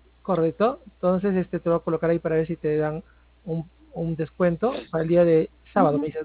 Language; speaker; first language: Spanish; native; Spanish